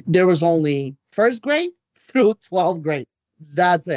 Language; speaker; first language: English; non-native, fluent; Russian